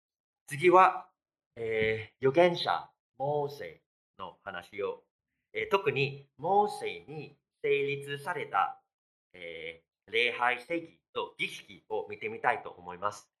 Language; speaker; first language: Japanese; non-native, fluent; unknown